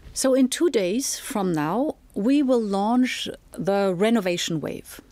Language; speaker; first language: English; non-native, fluent; German